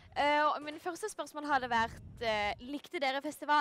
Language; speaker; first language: Norwegian; non-native, learner; Lithuanian